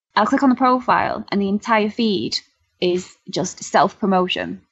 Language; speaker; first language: English; native; English